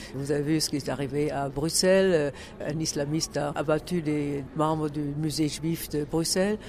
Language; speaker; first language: French; non-native, fluent; German